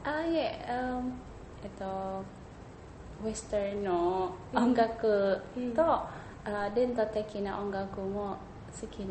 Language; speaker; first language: Japanese; non-native, learner; Indonesian